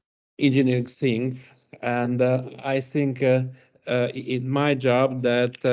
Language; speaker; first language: English; non-native, learner; Hungarian